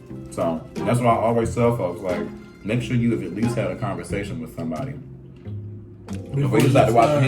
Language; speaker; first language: English; native; English